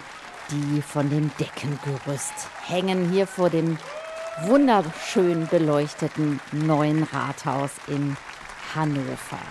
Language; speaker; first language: German; native; German